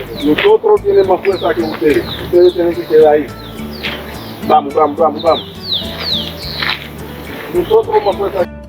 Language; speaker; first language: Spanish; non-native, learner; Haitian Creole